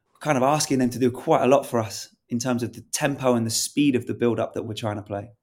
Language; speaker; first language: English; native; English